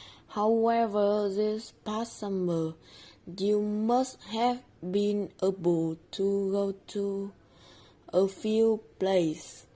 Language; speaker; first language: English; non-native, learner; Vietnamese